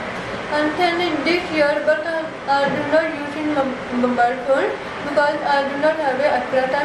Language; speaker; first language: English; non-native, learner; Punjabi